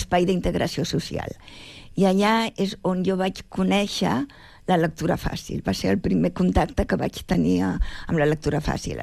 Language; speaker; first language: Catalan; native; Catalan